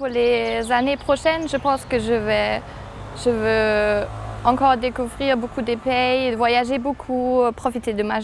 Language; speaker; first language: French; non-native, fluent; German